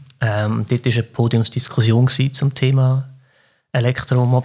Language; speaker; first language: German; native; German